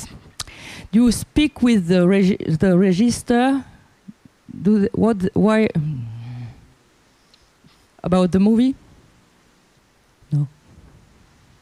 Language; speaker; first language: English; non-native, learner; Italian